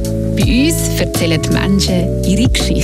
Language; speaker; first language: German; native; German